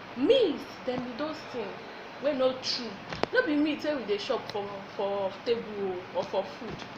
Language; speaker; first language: Nigerian Pidgin; non-native, local second language; Yoruba